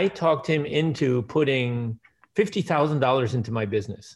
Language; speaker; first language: English; early bilingual, other home language; Dutch